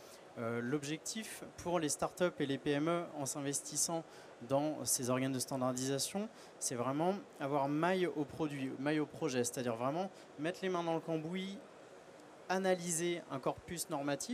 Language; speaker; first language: French; native; French